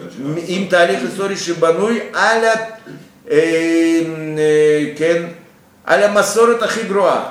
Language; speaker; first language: Hebrew; non-native, fluent; Russian